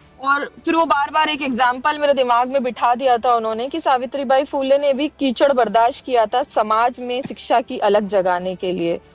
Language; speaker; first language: Hindi; native; Hindi